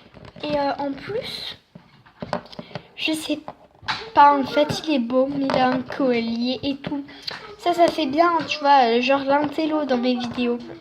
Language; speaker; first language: French; native; French